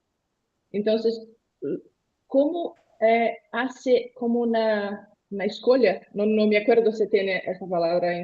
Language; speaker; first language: Spanish; non-native, learner; Portuguese